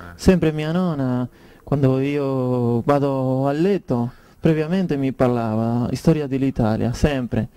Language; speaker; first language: Italian; non-native, learner; Spanish